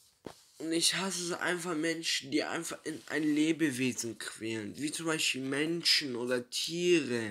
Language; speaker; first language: German; early bilingual, other home language; Turkish